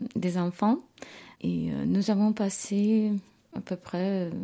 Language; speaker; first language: French; non-native, fluent; Ukrainian